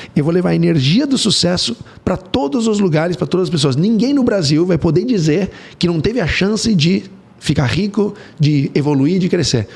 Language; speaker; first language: Portuguese; early bilingual, heritage; Portuguese